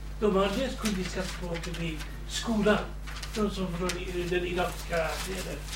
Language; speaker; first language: Swedish; non-native, fluent; Kurdish